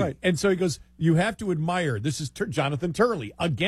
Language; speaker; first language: English; native; English